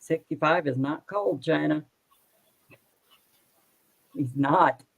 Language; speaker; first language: English; native; English